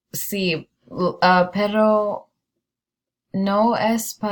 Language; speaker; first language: Spanish; non-native, learner; English